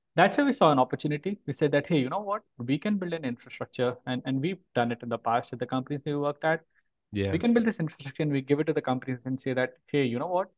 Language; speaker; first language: English; non-native, local second language; Hindi